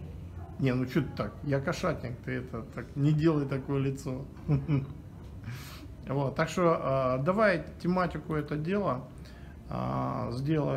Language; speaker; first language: Russian; native; Russian